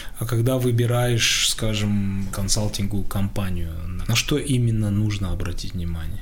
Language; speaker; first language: Russian; non-native, local second language; Tajik